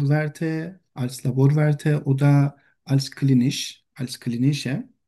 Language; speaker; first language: German; non-native, learner; Turkish